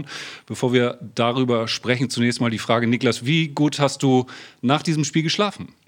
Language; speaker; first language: German; native; German